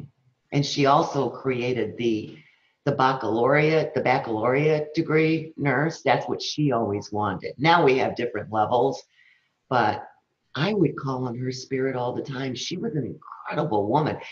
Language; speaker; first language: English; early bilingual, other home language; Spanish